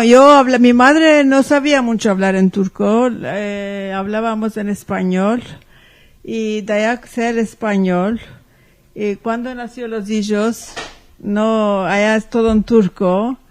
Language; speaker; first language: Spanish; early bilingual, heritage; Ladino